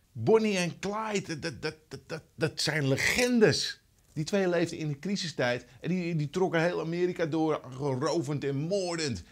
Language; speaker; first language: Dutch; native; Dutch